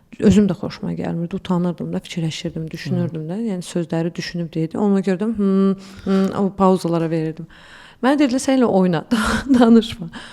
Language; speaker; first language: Azerbaijani; early bilingual, heritage; Azerbaijani